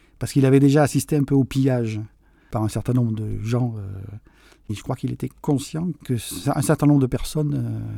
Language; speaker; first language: French; early bilingual, other home language; Catalan